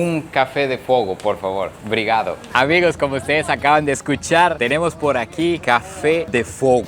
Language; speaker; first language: Spanish; native; Spanish